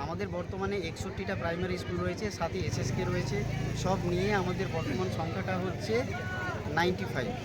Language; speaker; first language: Bangla; native; Bangla